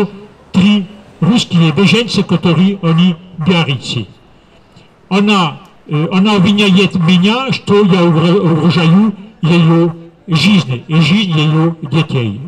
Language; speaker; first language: Russian; non-native, fluent; French